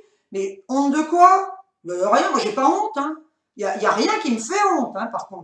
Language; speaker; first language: French; native; French